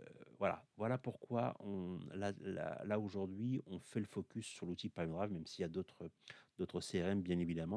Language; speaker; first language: French; native; French